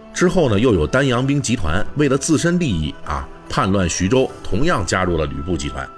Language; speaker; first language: Chinese; native; Chinese